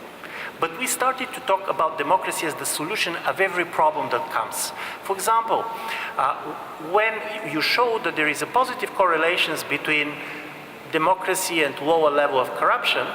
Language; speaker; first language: English; non-native, fluent; Bulgarian